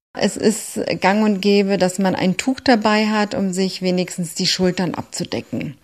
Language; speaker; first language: German; early bilingual, other home language; Greek